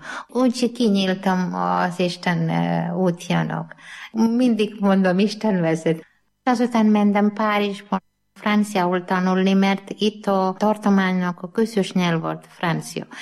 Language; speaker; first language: Hungarian; non-native, learner; Malayalam